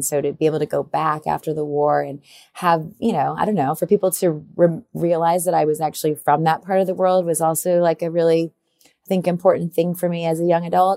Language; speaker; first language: English; native; English